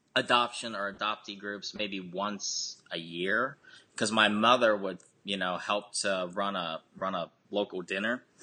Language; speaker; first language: English; native; English